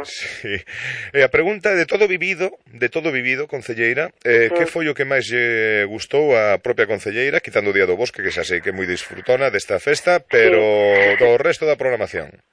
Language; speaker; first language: Galician; native; Galician